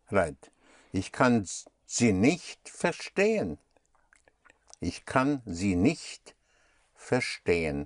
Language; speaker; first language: German; non-native, fluent; English